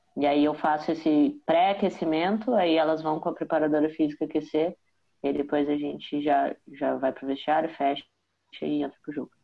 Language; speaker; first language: Portuguese; native; Portuguese